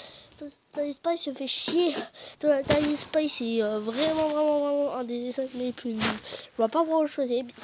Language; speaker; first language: French; native; French